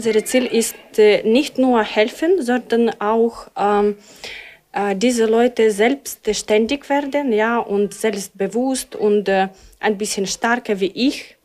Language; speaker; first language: German; non-native, learner; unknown